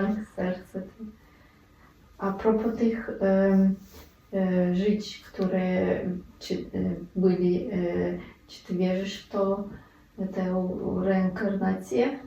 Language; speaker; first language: Polish; non-native, fluent; Russian